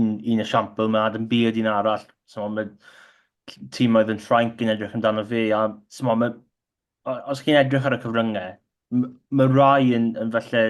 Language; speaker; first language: Welsh; non-native, local second language; English